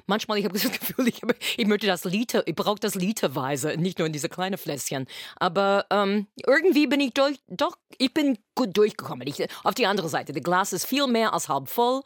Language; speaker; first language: German; non-native, fluent; English